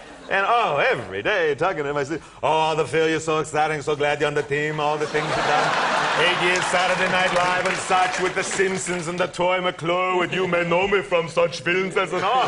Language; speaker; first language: English; native; English